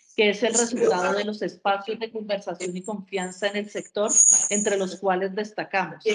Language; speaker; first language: Spanish; native; Spanish